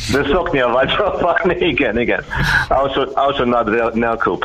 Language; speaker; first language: Hungarian; non-native, learner; English